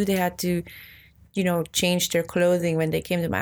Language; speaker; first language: English; non-native, fluent; Swiss German